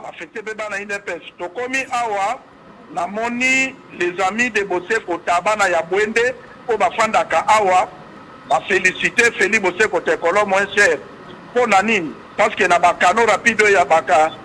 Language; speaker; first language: Lingala; native; Lingala